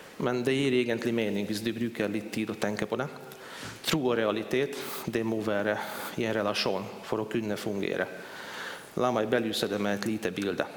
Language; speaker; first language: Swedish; non-native, fluent; Hungarian